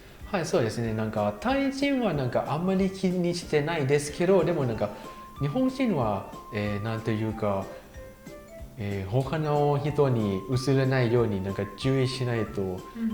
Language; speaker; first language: Japanese; non-native, fluent; Thai